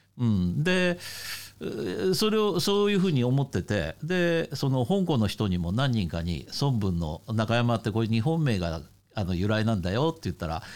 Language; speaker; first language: Japanese; native; Japanese